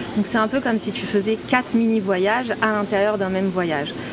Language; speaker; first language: French; native; French